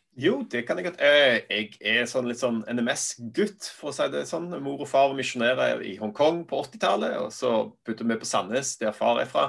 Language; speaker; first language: Norwegian; native; Norwegian